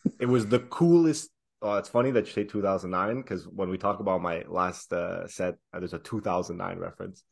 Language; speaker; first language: English; native; English